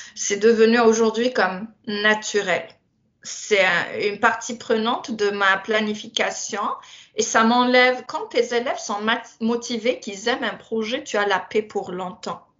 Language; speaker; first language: French; non-native, local second language; Berber languages